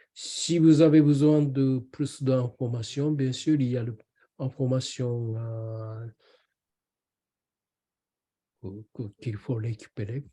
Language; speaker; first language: French; non-native, learner; Japanese